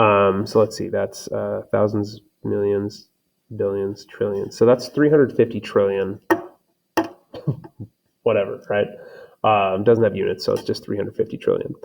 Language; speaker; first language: English; native; English